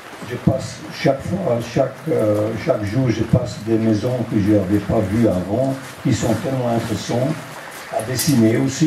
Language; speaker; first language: French; non-native, local second language; Dutch